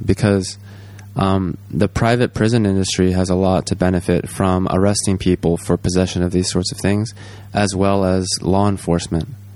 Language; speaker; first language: English; native; English